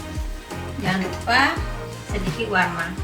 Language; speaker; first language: Indonesian; native; Indonesian